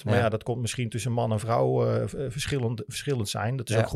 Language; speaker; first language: Dutch; native; Dutch